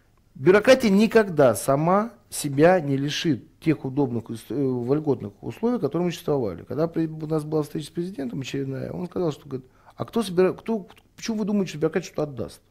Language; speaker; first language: Russian; native; Russian